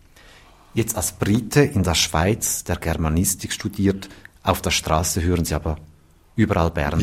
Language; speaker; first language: German; native; German